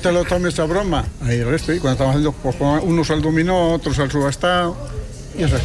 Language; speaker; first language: Spanish; native; Spanish